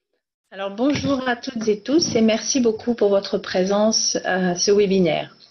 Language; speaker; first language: French; native; French